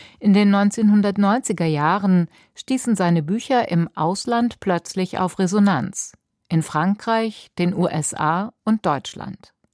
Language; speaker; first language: German; native; German